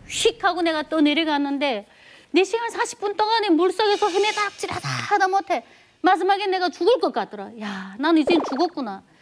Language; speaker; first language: Korean; native; Korean